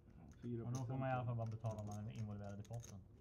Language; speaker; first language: Swedish; native; Swedish